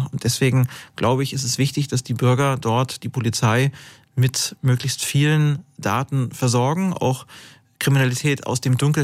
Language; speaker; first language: German; native; German